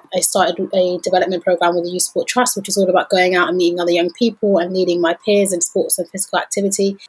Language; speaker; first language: English; early bilingual, other home language; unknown